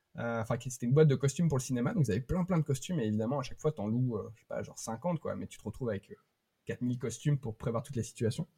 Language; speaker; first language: French; native; French